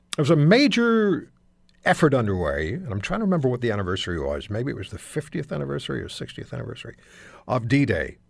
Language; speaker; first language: English; native; English